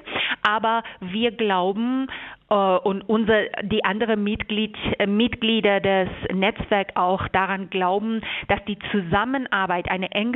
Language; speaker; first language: German; non-native, fluent; Persian